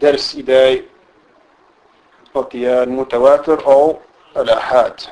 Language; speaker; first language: Danish; non-native, fluent; Arabic